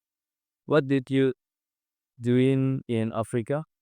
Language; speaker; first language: English; non-native, learner; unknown